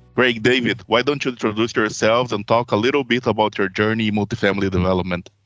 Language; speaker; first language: English; non-native, fluent; Portuguese